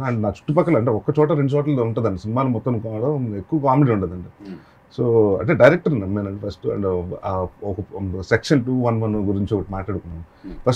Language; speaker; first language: Telugu; native; Telugu